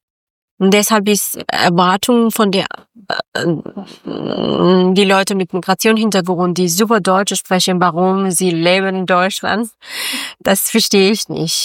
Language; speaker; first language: German; non-native, learner; Persian